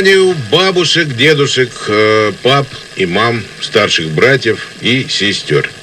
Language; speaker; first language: Russian; native; Russian